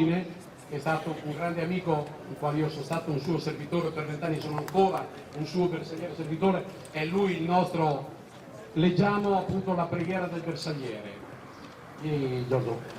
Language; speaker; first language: Italian; native; Italian